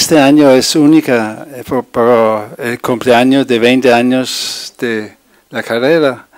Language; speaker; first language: Spanish; non-native, fluent; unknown